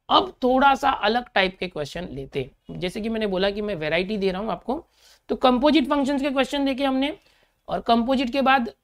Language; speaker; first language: Hindi; native; Hindi